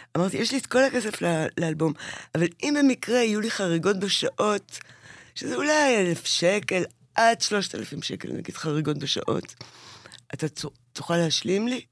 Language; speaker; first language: Hebrew; native; Hebrew